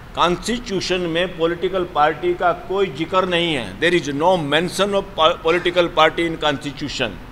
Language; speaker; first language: Hindi; native; Hindi